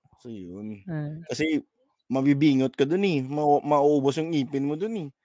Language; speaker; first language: Filipino; native; Filipino